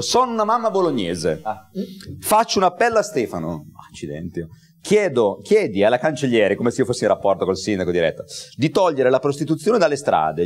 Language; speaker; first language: Italian; native; Italian